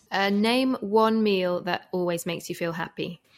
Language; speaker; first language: English; native; English